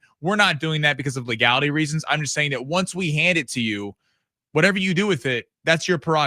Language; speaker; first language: English; native; English